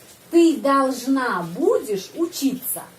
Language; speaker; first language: Russian; non-native, fluent; Indonesian